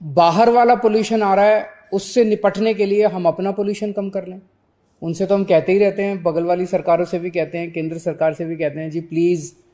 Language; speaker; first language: Hindi; native; Hindi